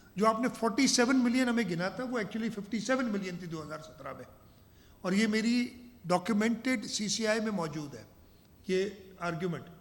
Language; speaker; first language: Urdu; non-native, local second language; Sindhi